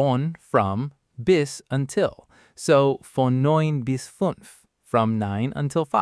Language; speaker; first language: German; non-native, learner; English